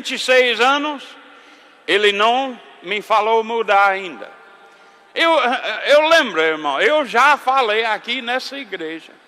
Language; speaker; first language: Portuguese; non-native, fluent; English